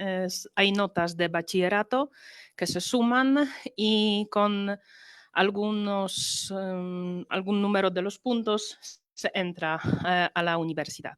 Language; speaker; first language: Spanish; non-native, fluent; Polish